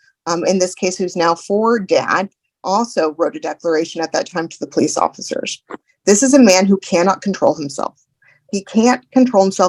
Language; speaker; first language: English; native; English